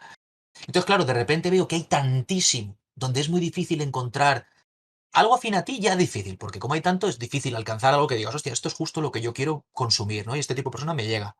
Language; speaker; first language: Spanish; native; Spanish